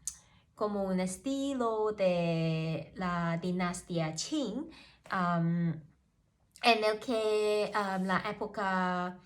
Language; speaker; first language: Spanish; non-native, learner; Cantonese